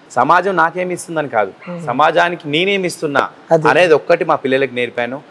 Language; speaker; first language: Telugu; native; Telugu